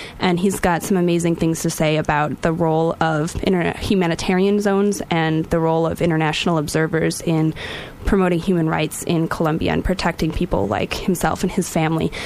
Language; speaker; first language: English; native; English